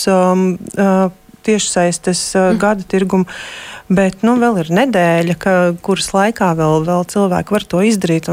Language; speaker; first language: Latvian; native; Latvian